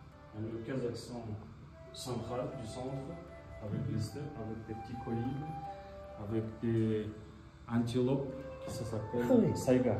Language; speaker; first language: French; non-native, fluent; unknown